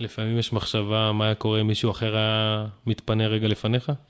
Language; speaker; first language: Hebrew; native; Hebrew